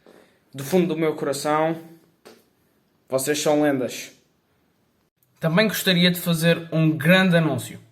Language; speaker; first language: Portuguese; early bilingual, heritage; Portuguese